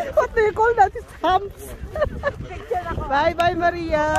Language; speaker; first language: English; non-native, local second language; Filipino